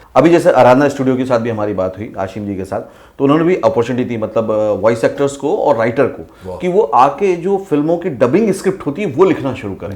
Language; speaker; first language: Hindi; native; Hindi